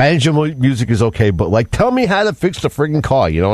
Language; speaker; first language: English; native; English